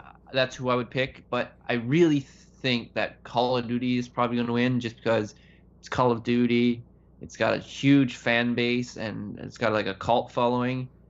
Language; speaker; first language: English; native; English